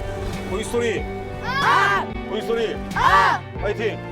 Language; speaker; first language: Korean; native; Korean